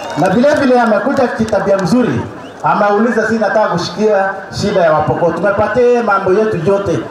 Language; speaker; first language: Swahili; non-native, local second language; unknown